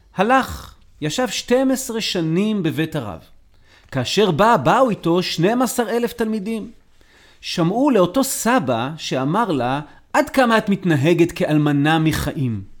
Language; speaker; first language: Hebrew; native; Hebrew